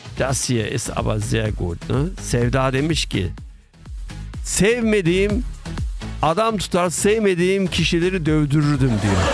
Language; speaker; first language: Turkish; early bilingual, heritage; Turkish